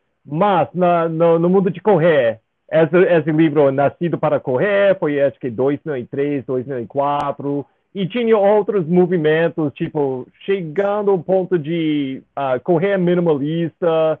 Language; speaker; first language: Portuguese; non-native, fluent; English